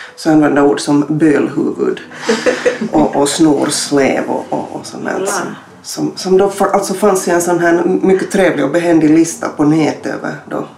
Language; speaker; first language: Swedish; native; Swedish